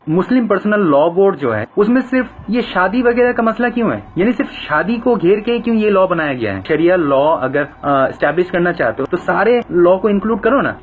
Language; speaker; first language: Hindi; non-native, fluent; Bangla